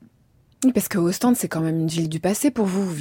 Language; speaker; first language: French; native; French